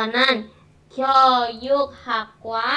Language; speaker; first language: Korean; non-native, learner; Indonesian